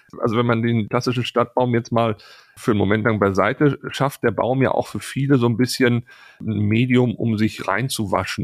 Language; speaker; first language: German; native; German